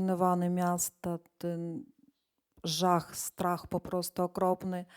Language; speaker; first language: Polish; non-native, fluent; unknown